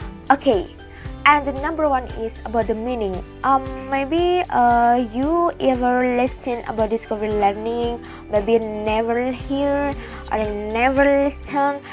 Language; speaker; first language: English; non-native, learner; Indonesian